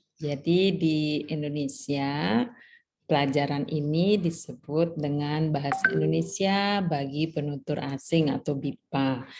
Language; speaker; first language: Indonesian; native; Indonesian